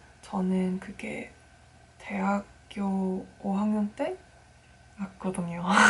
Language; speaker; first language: Korean; early bilingual, heritage; Korean